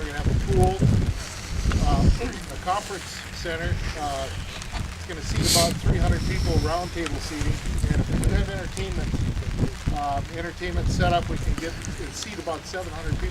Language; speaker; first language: English; native; English